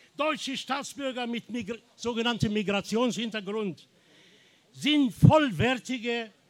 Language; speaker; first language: German; non-native, fluent; Arabic